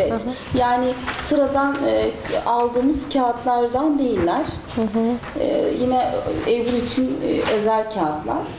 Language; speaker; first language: Turkish; native; Turkish